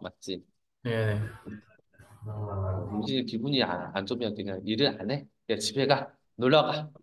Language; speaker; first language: Korean; non-native, fluent; Vietnamese